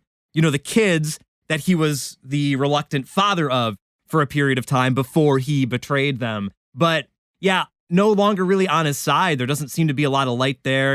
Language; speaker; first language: English; native; English